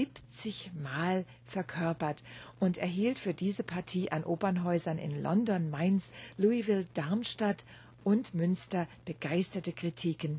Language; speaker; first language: German; native; German